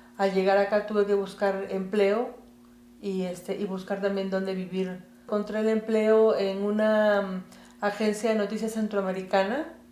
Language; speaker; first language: Spanish; native; Spanish